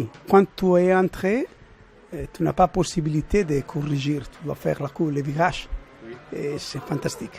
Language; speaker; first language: French; non-native, learner; Italian